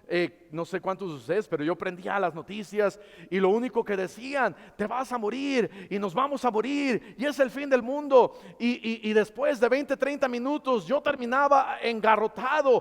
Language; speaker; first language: Spanish; native; Spanish